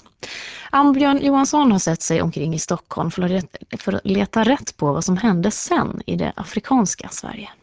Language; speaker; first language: Swedish; native; Swedish